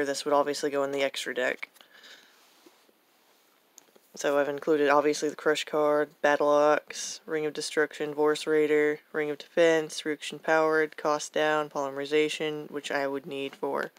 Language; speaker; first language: English; native; English